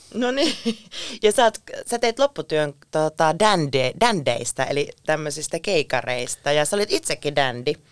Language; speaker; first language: Finnish; native; Finnish